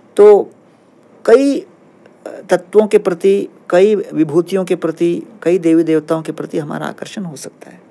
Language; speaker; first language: Hindi; non-native, local second language; Malayalam